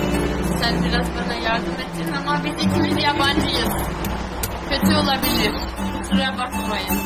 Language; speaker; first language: Turkish; non-native, learner; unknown